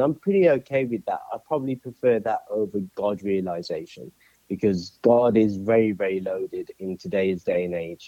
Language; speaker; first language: English; native; English